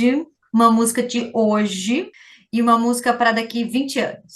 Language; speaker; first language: Portuguese; native; Portuguese